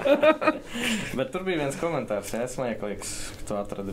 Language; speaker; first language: Latvian; native; Latvian